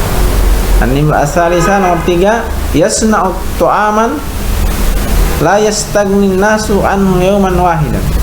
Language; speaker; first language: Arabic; non-native, fluent; Indonesian